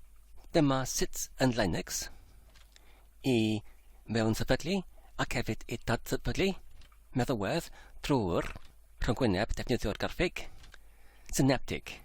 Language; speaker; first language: Welsh; non-native, learner; English